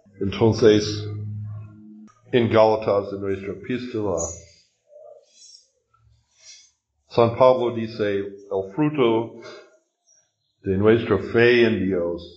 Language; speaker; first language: Spanish; non-native, learner; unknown